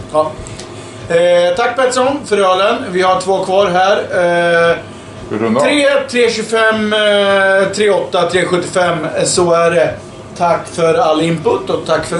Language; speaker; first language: Swedish; native; Swedish